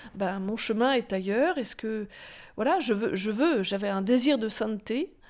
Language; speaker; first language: French; native; French